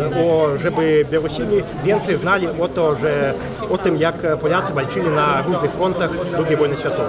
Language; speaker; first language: Polish; non-native, fluent; Belarusian